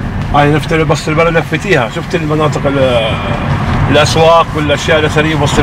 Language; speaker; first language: Arabic; native; Arabic